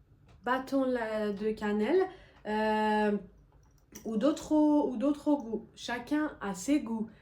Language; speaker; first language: French; non-native, fluent; Persian